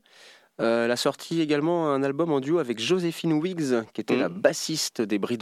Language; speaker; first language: French; native; French